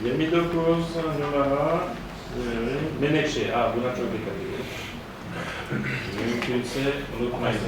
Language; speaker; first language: Turkish; non-native, fluent; French